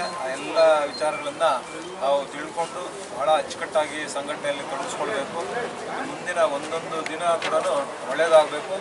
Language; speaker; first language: Kannada; native; Kannada